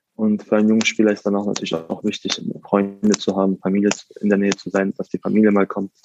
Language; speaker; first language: German; native; German